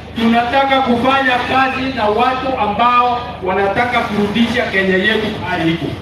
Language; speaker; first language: Swahili; non-native, local second language; Gusii